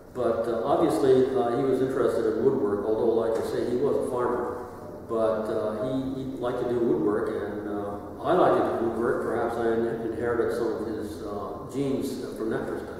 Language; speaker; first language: English; native; English